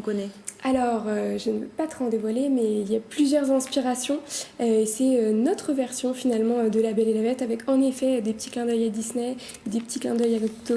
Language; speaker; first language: French; native; French